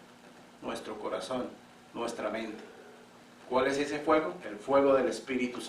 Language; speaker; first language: Spanish; native; Spanish